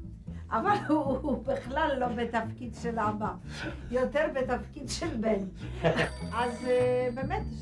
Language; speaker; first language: Hebrew; non-native, fluent; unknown